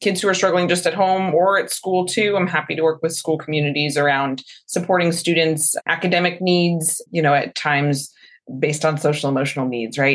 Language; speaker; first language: English; native; English